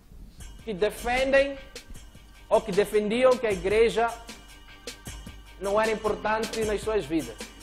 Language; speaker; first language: Portuguese; native; Portuguese